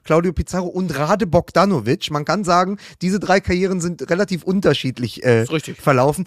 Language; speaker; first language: German; native; German